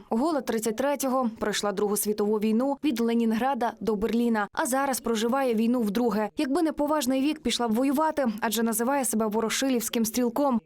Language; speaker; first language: Ukrainian; native; Ukrainian